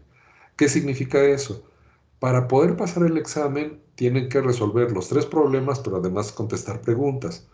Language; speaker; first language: Spanish; native; Spanish